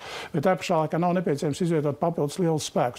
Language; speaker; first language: Latvian; native; Latvian